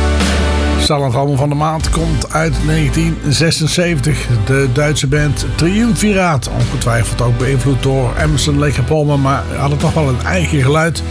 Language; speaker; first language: Dutch; native; Dutch